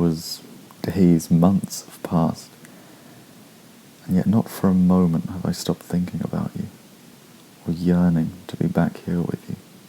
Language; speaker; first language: English; native; English